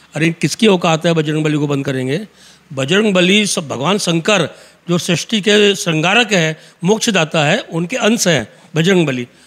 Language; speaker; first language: Hindi; native; Hindi